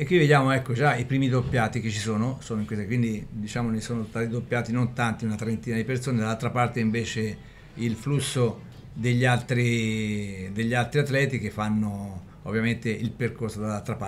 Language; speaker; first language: Italian; native; Italian